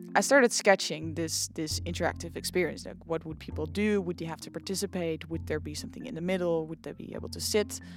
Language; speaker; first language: English; non-native, fluent; Dutch